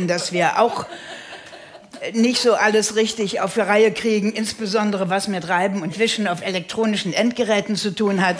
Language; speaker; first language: German; native; German